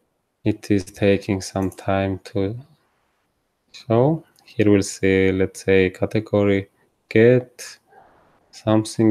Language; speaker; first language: English; non-native, fluent; Georgian